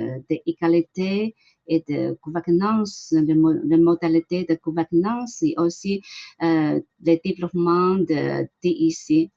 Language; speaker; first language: French; non-native, learner; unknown